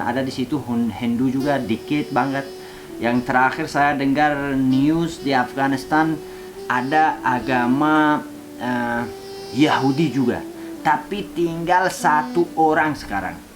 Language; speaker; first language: Indonesian; non-native, fluent; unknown